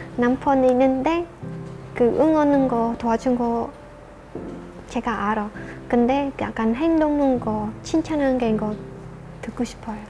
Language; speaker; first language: Korean; non-native, learner; Khmer